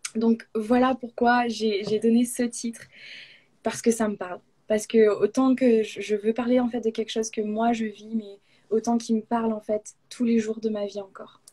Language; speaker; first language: French; native; French